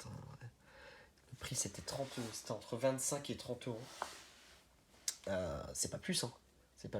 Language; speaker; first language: French; native; French